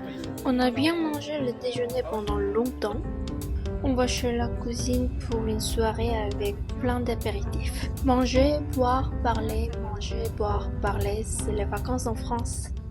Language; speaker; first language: French; non-native, fluent; Korean